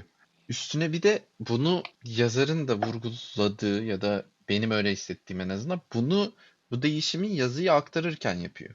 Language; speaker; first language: Turkish; native; Turkish